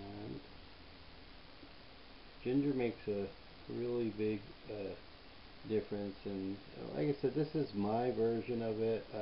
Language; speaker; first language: English; native; English